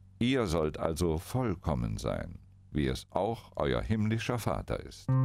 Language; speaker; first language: German; native; German